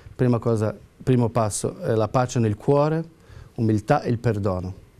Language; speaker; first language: Italian; non-native, fluent; Ukrainian